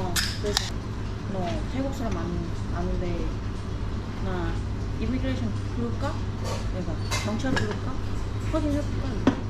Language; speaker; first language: Korean; non-native, learner; Thai